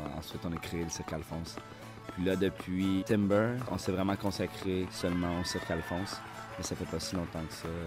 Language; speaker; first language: French; native; French